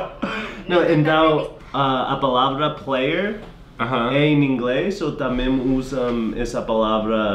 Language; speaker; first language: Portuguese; non-native, learner; English